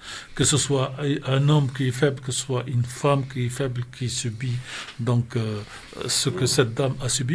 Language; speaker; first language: French; native; French